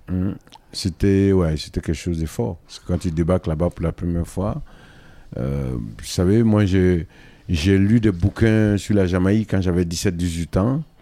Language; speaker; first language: French; non-native, local second language; Dyula